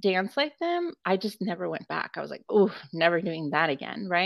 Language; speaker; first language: English; native; English